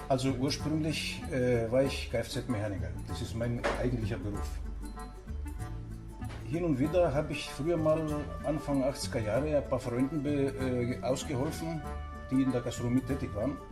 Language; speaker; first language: German; non-native, fluent; Greek